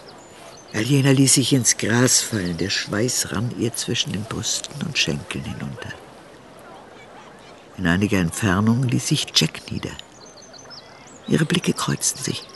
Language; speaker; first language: German; native; German